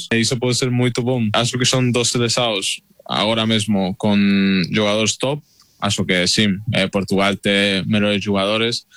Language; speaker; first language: Portuguese; non-native, fluent; Spanish